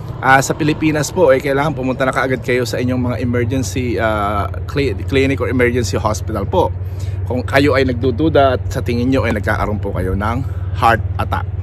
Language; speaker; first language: Filipino; native; Filipino